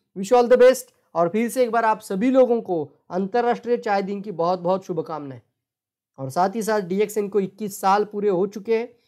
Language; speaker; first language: Hindi; non-native, local second language; Marathi